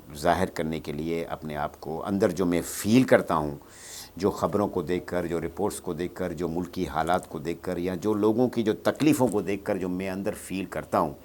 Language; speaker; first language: Urdu; non-native, local second language; Sindhi